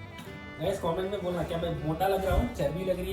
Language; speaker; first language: Hindi; non-native, local second language; Bangla